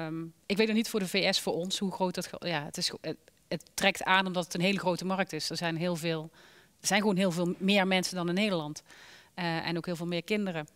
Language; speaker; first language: Dutch; native; Dutch